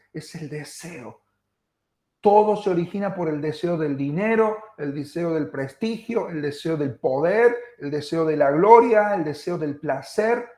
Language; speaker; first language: Spanish; native; Spanish